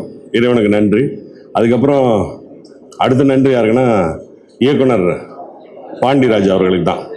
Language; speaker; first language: Tamil; native; Tamil